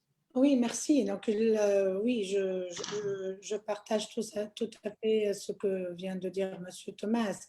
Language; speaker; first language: French; non-native, local second language; Arabic